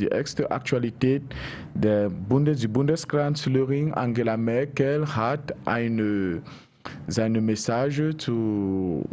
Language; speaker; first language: German; non-native, learner; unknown